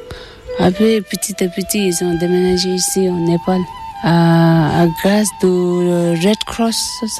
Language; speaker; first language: French; non-native, learner; Tibetan